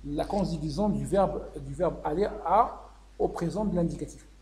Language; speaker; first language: French; non-native, local second language; Arabic